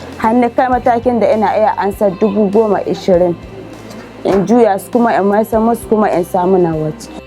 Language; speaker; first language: Hausa; native; Hausa